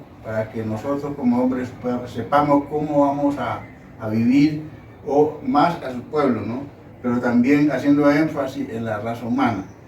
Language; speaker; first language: Spanish; native; Spanish